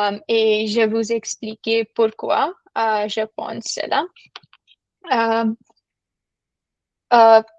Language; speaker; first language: French; non-native, learner; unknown